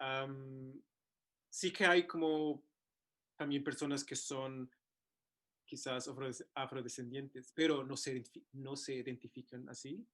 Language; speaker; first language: Spanish; non-native, fluent; English